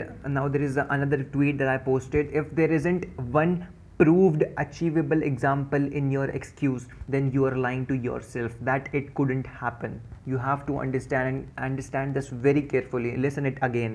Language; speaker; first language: English; non-native, local second language; Hindi